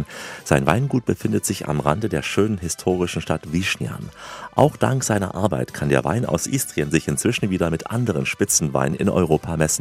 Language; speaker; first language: German; native; German